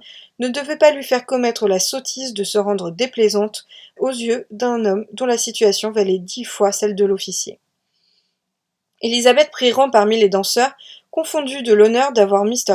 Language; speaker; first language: French; native; French